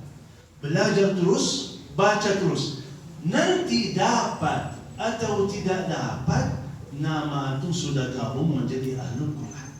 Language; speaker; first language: Indonesian; non-native, fluent; Arabic